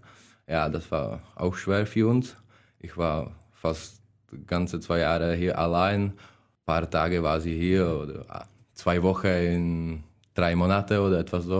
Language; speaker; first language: German; non-native, learner; Czech